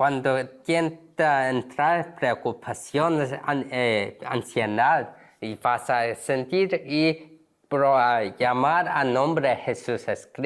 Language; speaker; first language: Spanish; non-native, learner; Korean